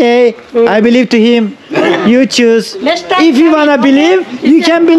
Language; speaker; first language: English; non-native, learner; Turkish